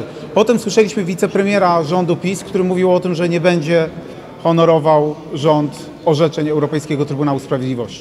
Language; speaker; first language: Polish; native; Polish